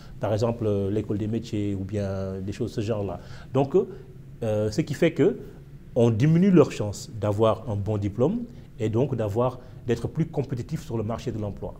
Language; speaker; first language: French; non-native, local second language; Wolof